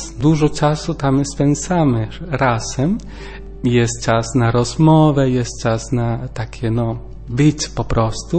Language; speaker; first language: Polish; non-native, learner; Spanish